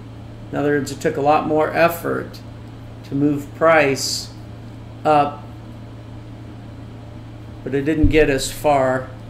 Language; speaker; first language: English; native; English